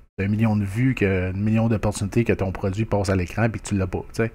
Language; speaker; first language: French; native; French